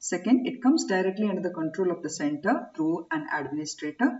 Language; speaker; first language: English; non-native, local second language; Kannada